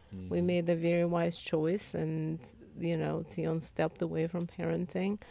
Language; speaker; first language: English; non-native, fluent; Lithuanian